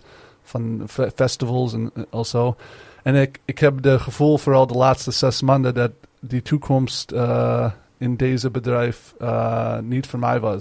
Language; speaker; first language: Dutch; non-native, learner; English